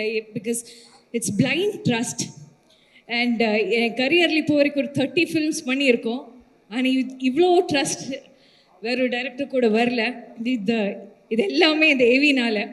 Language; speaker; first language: Tamil; non-native, learner; Malayalam